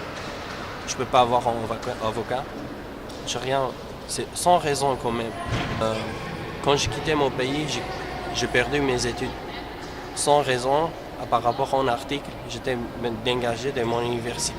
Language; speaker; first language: French; non-native, learner; Kurdish